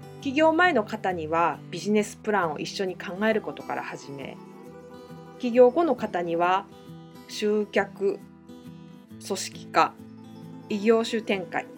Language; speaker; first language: Japanese; native; Japanese